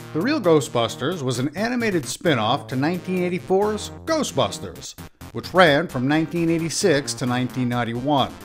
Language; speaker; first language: English; native; English